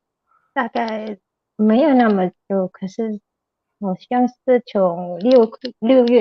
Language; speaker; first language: Chinese; non-native, learner; Indonesian